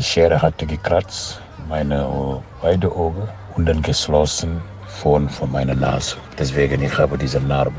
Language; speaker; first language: German; non-native, learner; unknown